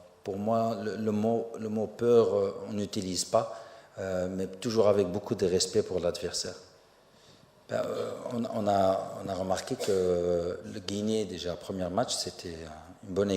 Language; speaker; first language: French; non-native, fluent; Arabic